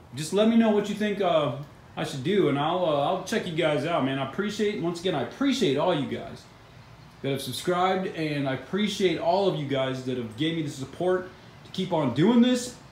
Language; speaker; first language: English; native; English